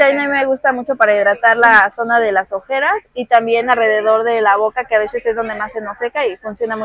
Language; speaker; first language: Spanish; native; Spanish